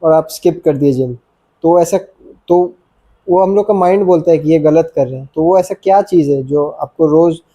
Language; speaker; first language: Hindi; non-native, local second language; Bangla